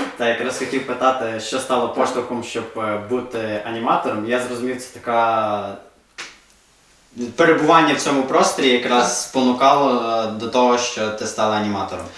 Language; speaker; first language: Ukrainian; native; Ukrainian